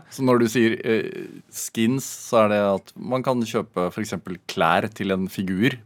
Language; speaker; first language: Norwegian; native; Norwegian